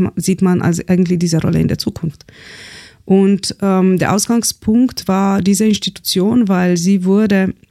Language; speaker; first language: German; non-native, fluent; Slovenian